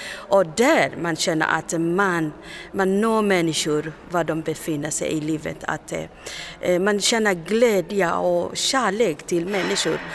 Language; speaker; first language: Swedish; non-native, fluent; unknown